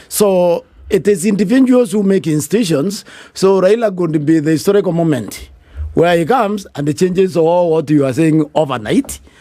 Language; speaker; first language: English; non-native, local second language; Meru